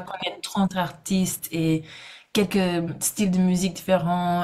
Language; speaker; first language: French; non-native, fluent; English